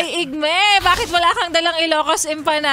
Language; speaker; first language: Filipino; native; Filipino